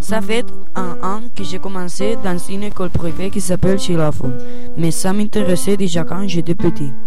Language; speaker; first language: French; non-native, learner; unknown